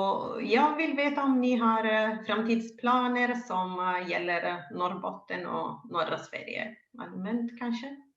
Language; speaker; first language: Swedish; non-native, fluent; Italian